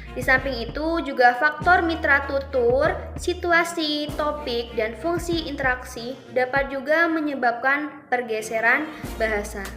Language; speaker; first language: Indonesian; non-native, local second language; Malay